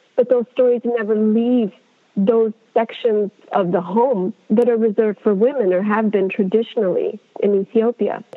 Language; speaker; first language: English; non-native, fluent; Amharic